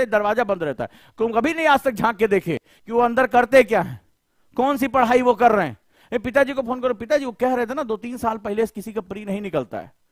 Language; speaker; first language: Hindi; native; Hindi